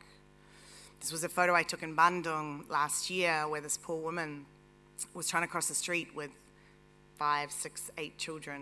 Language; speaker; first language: English; native; English